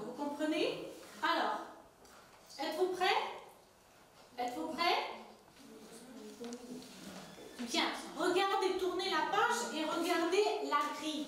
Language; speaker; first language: French; non-native, fluent; Ukrainian